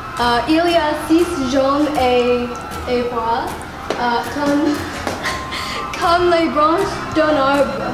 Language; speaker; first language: French; non-native, learner; English